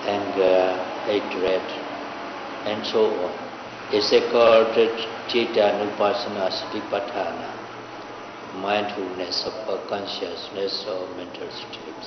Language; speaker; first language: English; non-native, fluent; Burmese